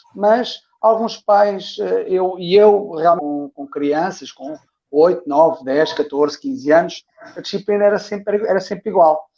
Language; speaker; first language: Portuguese; native; Portuguese